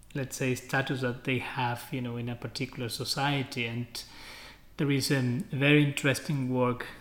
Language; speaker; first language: English; non-native, fluent; Spanish